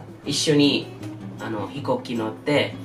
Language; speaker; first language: Japanese; non-native, learner; English